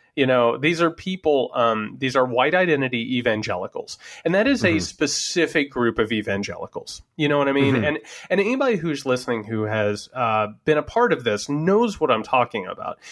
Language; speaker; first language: English; native; English